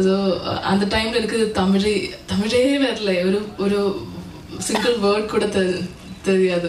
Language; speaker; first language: Tamil; non-native, learner; Malayalam